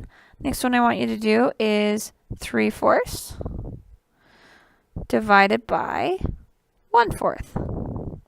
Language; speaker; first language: English; native; English